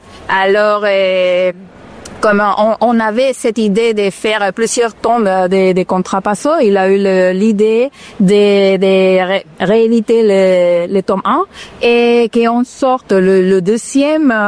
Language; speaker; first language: French; non-native, fluent; Spanish